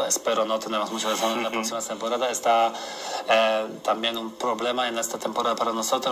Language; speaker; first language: Spanish; non-native, learner; Polish